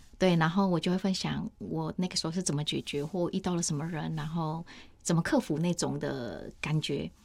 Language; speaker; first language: Chinese; non-native, fluent; Vietnamese